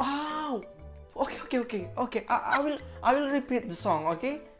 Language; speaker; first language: English; non-native, learner; Indonesian